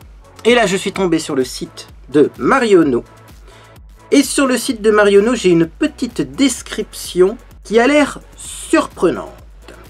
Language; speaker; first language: French; native; French